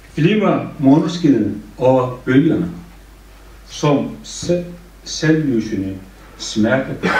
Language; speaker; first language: Danish; non-native, fluent; Turkish